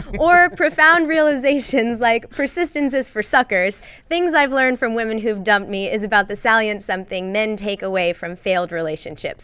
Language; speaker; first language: English; native; English